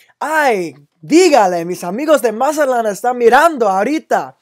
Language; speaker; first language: Spanish; non-native, fluent; English